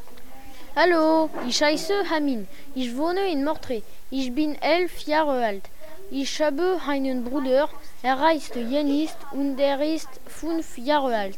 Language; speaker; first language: German; non-native, learner; French